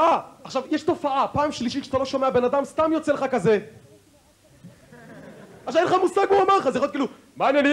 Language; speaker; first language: Hebrew; native; Hebrew